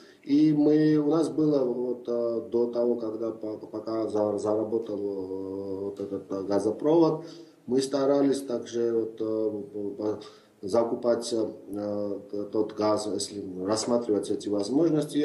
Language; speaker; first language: Russian; non-native, fluent; Georgian